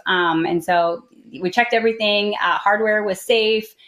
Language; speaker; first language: English; native; English